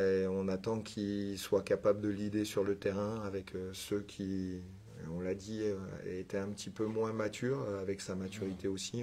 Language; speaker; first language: French; native; French